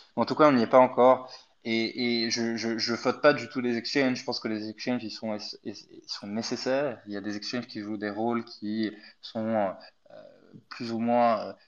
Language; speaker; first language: French; non-native, fluent; Arabic